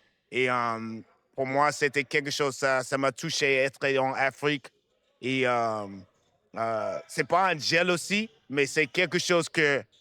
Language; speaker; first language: French; non-native, fluent; English